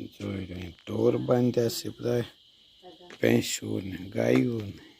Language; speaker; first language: Gujarati; native; Gujarati